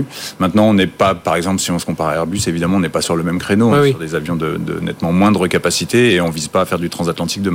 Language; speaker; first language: French; native; French